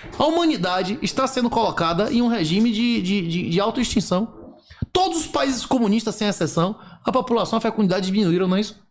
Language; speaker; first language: Portuguese; native; Portuguese